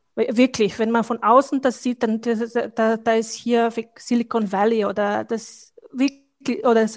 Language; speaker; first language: German; non-native, fluent; Bosnian